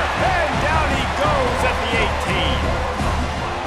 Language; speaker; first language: English; native; English